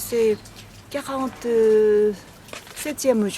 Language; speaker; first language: French; non-native, learner; Korean